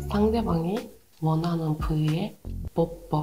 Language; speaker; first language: Korean; non-native, fluent; Turkish